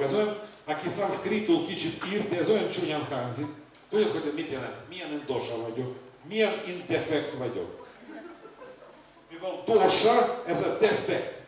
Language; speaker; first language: Hungarian; non-native, learner; Russian